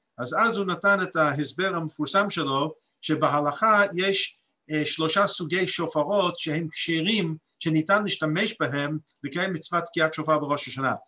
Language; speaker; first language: Hebrew; non-native, fluent; English